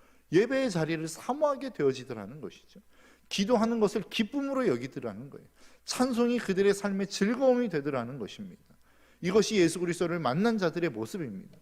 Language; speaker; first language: Korean; native; Korean